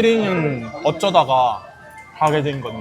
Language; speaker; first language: Korean; non-native, fluent; English